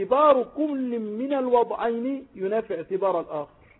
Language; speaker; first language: Arabic; native; Arabic